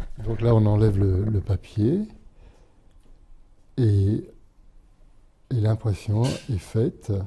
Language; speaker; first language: French; native; French